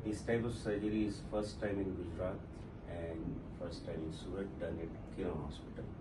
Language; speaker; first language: English; non-native, local second language; Gujarati